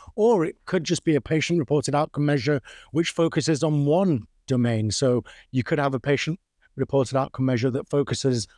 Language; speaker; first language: English; native; English